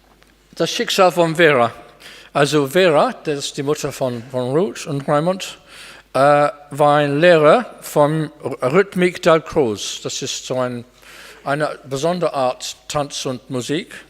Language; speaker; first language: German; non-native, fluent; English